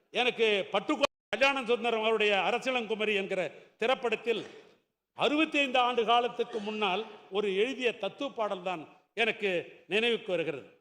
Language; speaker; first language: Tamil; native; Tamil